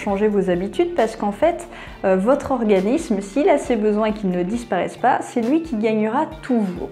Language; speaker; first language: French; native; French